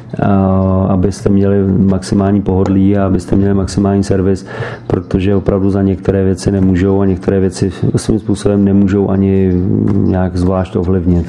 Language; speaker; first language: Czech; native; Czech